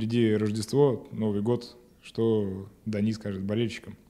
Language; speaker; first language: Russian; native; Russian